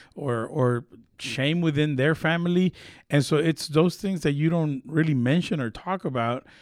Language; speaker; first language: English; early bilingual, other home language; Spanish